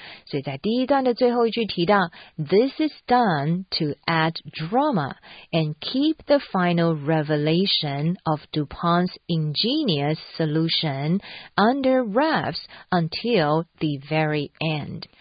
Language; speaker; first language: English; non-native, fluent; Chinese